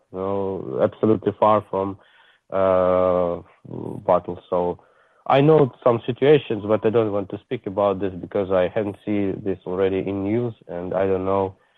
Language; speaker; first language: English; non-native, learner; Ukrainian